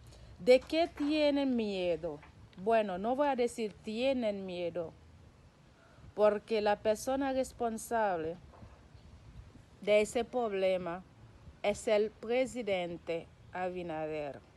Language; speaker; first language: Spanish; non-native, local second language; Haitian Creole